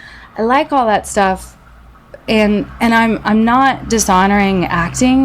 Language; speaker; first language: English; native; English